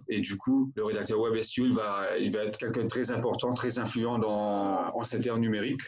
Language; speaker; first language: French; non-native, local second language; Morisyen